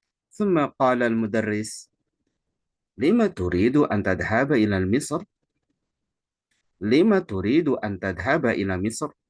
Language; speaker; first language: Arabic; non-native, fluent; Indonesian